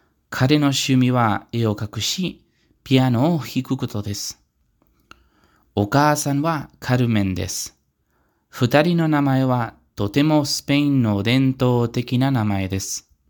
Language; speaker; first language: Japanese; non-native, learner; Spanish